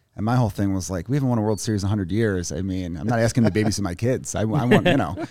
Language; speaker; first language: English; native; English